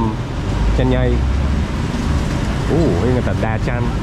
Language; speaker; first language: Vietnamese; non-native, learner; English